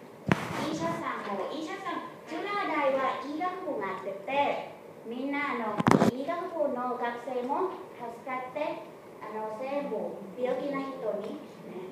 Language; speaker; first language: Japanese; non-native, fluent; Thai